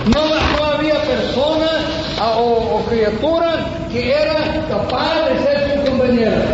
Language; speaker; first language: Spanish; non-native, fluent; English